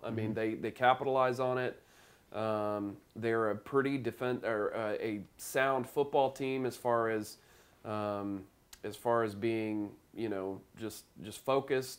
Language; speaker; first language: English; native; English